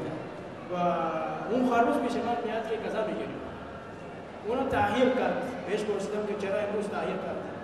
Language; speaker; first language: Persian; non-native, learner; Malagasy